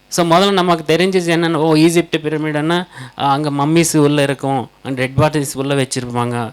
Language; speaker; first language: Tamil; native; Tamil